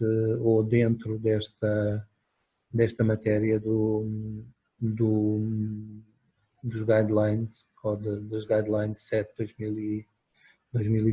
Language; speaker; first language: Portuguese; native; Portuguese